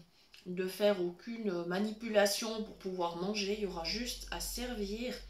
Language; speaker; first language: French; native; French